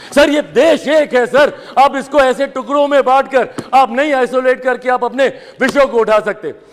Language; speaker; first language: Hindi; native; Hindi